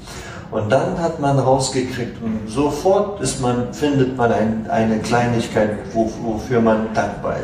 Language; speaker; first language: German; non-native, fluent; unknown